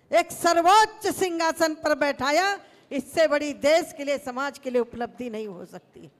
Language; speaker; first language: Hindi; native; Hindi